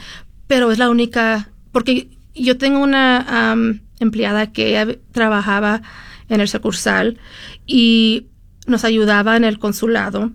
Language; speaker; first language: Spanish; early bilingual, heritage; Spanish